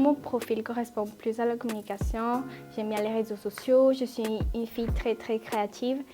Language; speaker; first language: French; non-native, fluent; Spanish